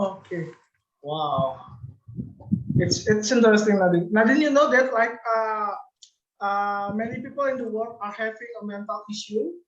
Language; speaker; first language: English; non-native, learner; Indonesian